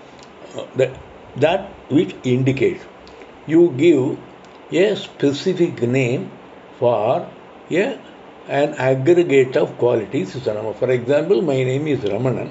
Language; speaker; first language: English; non-native, local second language; Tamil